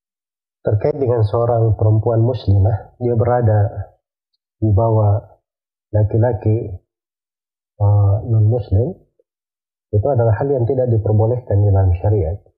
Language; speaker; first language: Indonesian; native; Indonesian